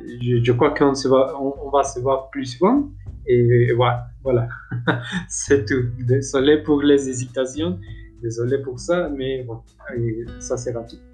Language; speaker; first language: French; non-native, learner; Spanish